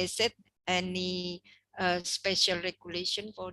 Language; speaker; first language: English; non-native, learner; Indonesian